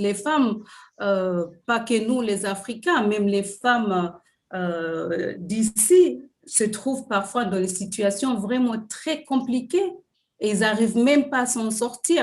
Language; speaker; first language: French; non-native, fluent; Swahili